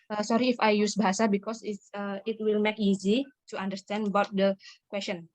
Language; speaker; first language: English; non-native, learner; Indonesian